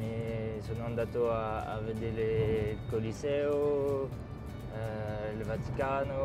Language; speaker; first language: Italian; non-native, learner; French